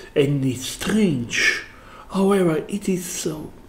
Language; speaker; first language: English; non-native, learner; Italian